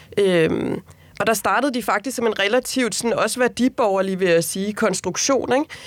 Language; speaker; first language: Danish; native; Danish